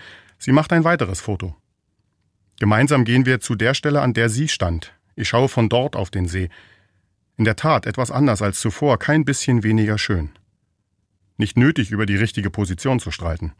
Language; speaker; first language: German; native; German